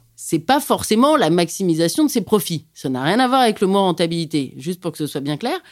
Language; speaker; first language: French; native; French